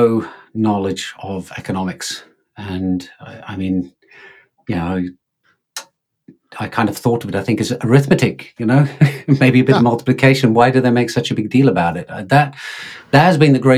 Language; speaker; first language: English; native; English